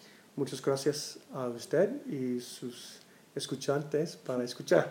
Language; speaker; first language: Spanish; non-native, learner; English